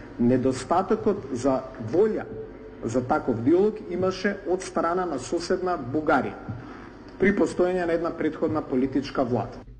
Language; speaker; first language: Macedonian; native; Macedonian